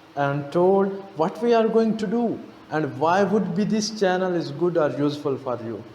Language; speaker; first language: English; non-native, local second language; Urdu